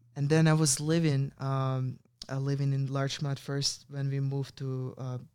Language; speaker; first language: English; non-native, fluent; Russian